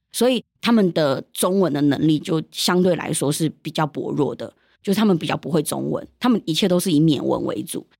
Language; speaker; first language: Chinese; early bilingual, heritage; Chinese